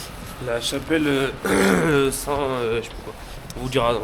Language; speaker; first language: French; native; French